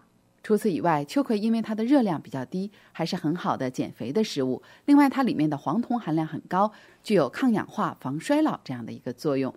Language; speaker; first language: Chinese; native; Chinese